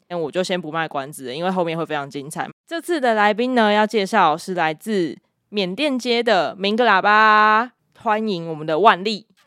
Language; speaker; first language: Chinese; native; Chinese